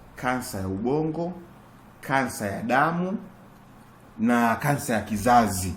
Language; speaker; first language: Swahili; native; Swahili